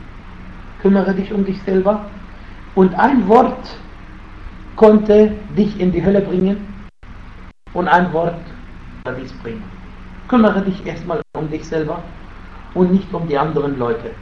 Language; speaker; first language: German; non-native, fluent; Arabic